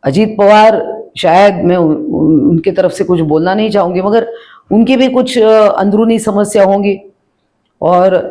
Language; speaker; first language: Hindi; non-native, local second language; Marathi